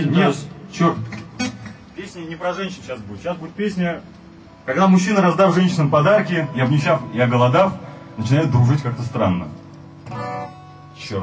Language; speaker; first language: Russian; native; Russian